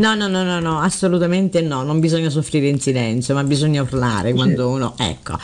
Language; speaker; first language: Italian; native; Italian